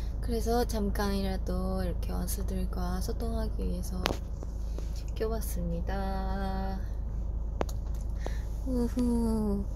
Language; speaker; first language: Korean; non-native, fluent; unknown